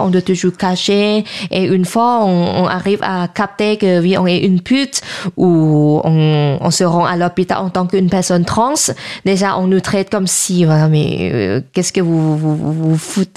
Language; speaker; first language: French; non-native, fluent; Thai